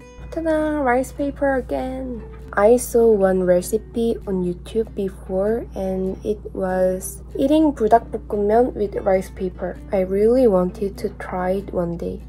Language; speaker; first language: English; non-native, learner; Korean